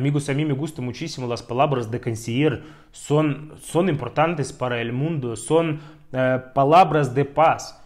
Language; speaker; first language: Spanish; non-native, fluent; Russian